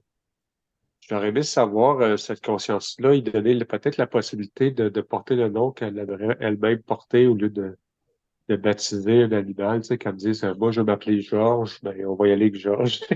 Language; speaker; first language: French; native; French